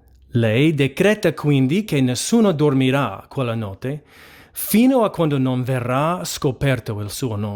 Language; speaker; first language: Italian; non-native, fluent; English